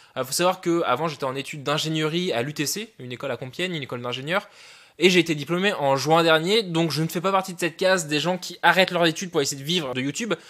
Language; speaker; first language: French; native; French